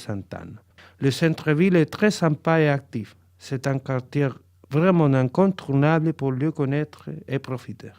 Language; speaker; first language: French; non-native, learner; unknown